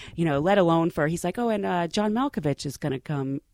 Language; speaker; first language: English; native; English